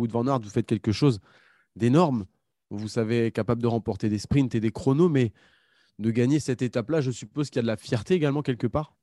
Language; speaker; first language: French; native; French